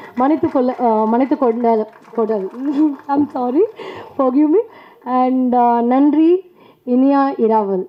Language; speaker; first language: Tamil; non-native, learner; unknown